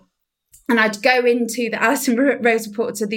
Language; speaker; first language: English; native; English